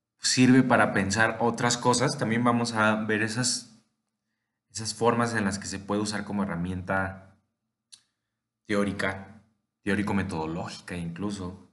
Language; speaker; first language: Spanish; native; Spanish